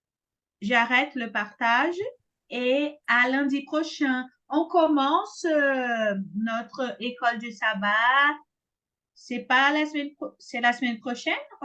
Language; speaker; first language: French; non-native, fluent; Portuguese